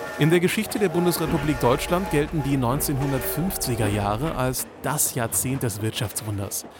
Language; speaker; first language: German; native; German